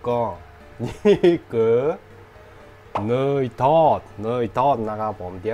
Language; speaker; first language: Thai; non-native, learner; Japanese